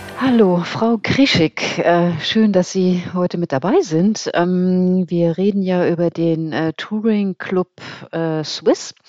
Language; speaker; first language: German; native; German